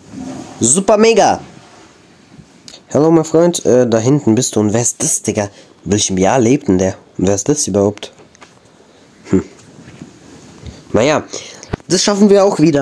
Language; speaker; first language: German; native; German